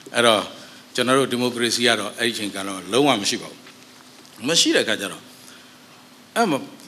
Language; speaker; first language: Burmese; native; Burmese